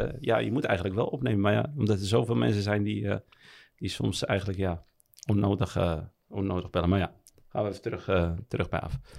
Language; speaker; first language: Dutch; early bilingual, other home language; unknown